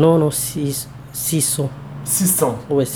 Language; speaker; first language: French; non-native, learner; Bangla